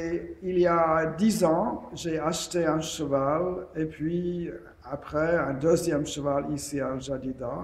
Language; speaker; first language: French; non-native, fluent; English